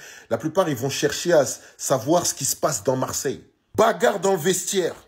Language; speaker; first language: French; native; French